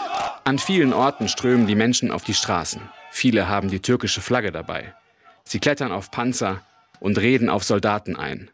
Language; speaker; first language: German; native; German